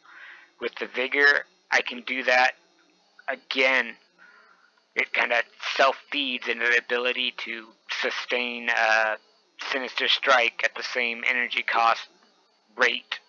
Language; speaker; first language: English; native; English